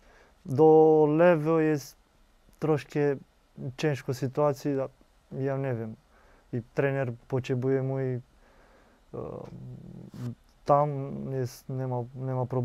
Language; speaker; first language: Polish; non-native, learner; Romanian